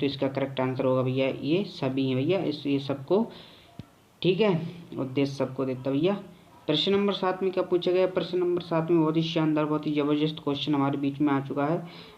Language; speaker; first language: Hindi; native; Hindi